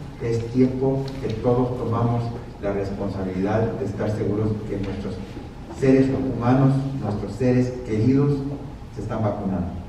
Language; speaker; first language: Spanish; early bilingual, heritage; Spanish